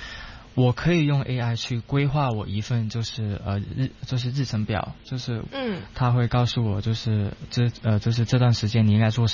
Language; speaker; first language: Chinese; non-native, local second language; Cantonese